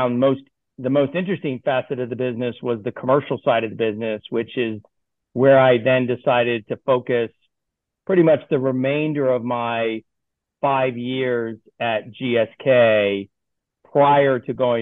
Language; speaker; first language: English; native; English